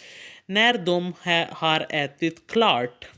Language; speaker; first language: Swedish; non-native, fluent; Urdu